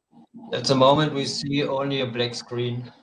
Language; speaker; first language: English; non-native, fluent; German